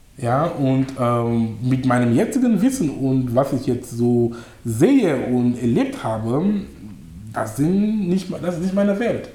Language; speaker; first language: German; non-native, fluent; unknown